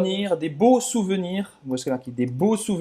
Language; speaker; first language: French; non-native, fluent; Portuguese